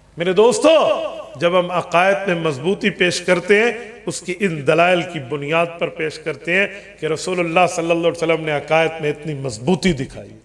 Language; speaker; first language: Urdu; non-native, local second language; Punjabi